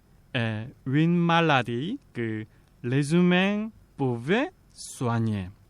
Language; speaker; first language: French; non-native, fluent; Korean